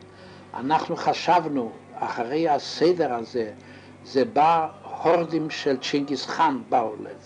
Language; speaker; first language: Hebrew; non-native, fluent; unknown